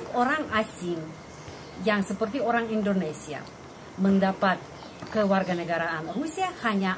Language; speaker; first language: Indonesian; non-native, fluent; Russian